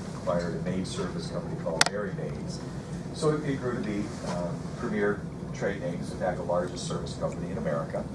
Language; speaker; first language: English; native; English